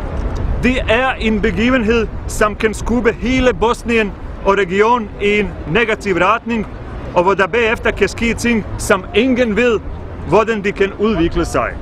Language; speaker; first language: Danish; non-native, fluent; Bosnian